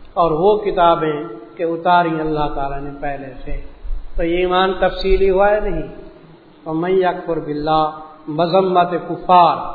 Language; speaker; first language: Urdu; non-native, local second language; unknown